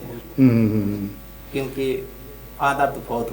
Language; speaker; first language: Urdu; early bilingual, heritage; Bangla